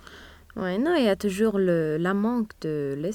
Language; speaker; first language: French; non-native, fluent; Swedish